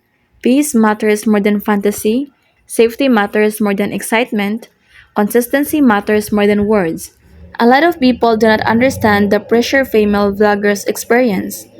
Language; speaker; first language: English; non-native, local second language; Filipino